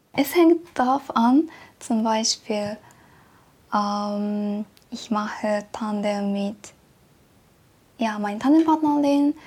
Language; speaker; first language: German; non-native, learner; Japanese